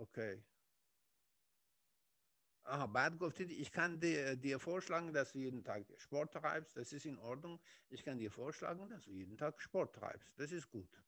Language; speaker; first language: German; non-native, fluent; Persian